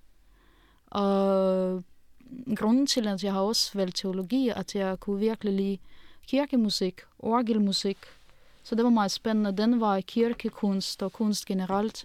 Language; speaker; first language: Danish; non-native, fluent; Russian